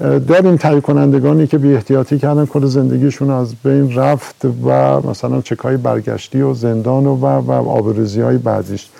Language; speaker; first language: Persian; native; Persian